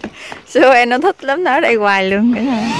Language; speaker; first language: Vietnamese; native; Vietnamese